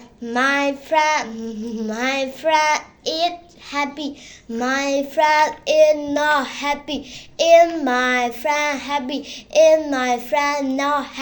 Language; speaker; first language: English; non-native, learner; Burmese